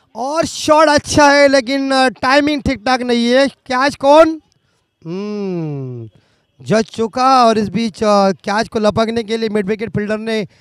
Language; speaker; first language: Hindi; non-native, local second language; Marathi